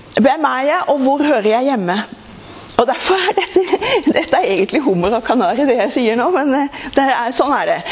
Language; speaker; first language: Norwegian; native; Norwegian